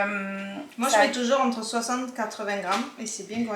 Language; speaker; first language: French; native; French